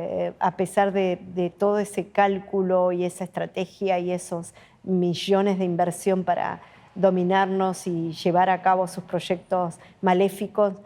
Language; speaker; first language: Spanish; native; Spanish